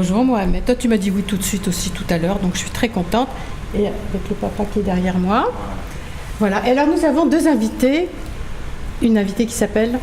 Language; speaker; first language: French; native; French